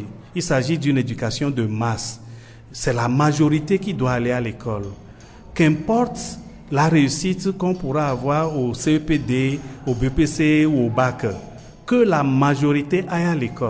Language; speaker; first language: French; non-native, local second language; Ewe